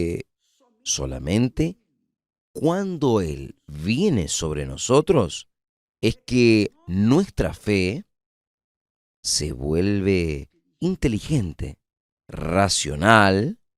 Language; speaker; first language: Spanish; non-native, fluent; Portuguese